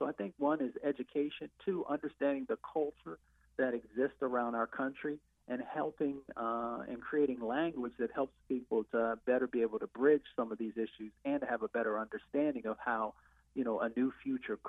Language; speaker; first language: English; native; English